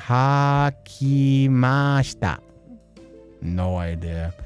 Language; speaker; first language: Japanese; non-native, learner; English